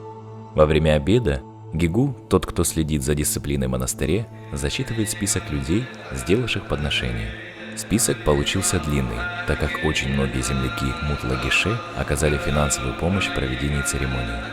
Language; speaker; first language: Russian; native; Russian